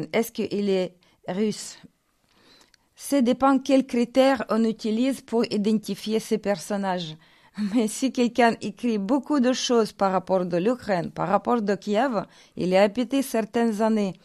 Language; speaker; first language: French; non-native, fluent; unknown